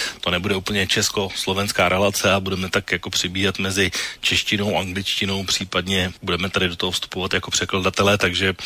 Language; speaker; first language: Czech; native; Czech